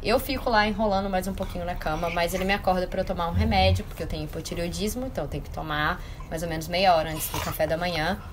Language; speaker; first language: Portuguese; native; Portuguese